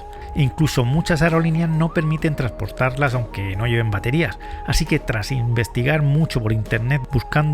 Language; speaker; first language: Spanish; native; Spanish